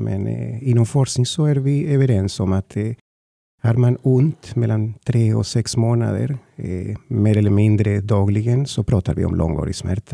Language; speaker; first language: Swedish; non-native, fluent; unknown